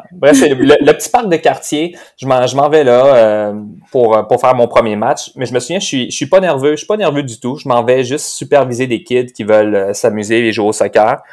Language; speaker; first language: French; native; French